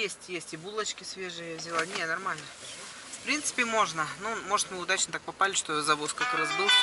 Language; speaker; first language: Russian; native; Russian